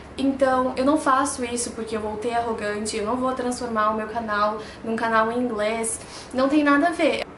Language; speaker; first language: Portuguese; native; Portuguese